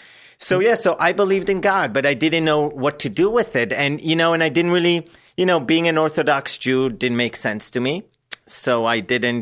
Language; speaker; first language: English; non-native, fluent; Hebrew